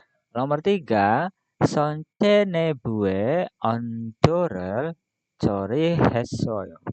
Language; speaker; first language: Korean; non-native, fluent; Indonesian